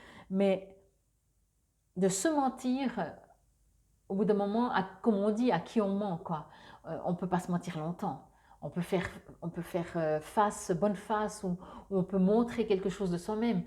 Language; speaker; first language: French; native; French